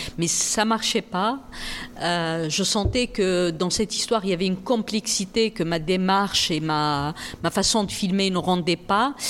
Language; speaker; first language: French; non-native, local second language; Arabic